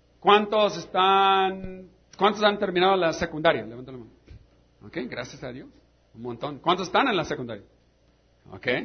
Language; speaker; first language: Spanish; non-native, fluent; English